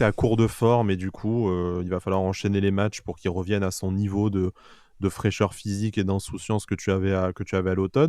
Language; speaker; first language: French; native; French